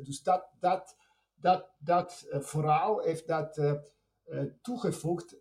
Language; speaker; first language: Dutch; non-native, fluent; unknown